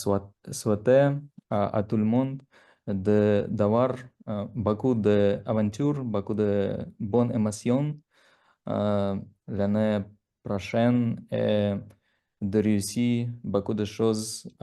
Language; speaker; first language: French; non-native, learner; Russian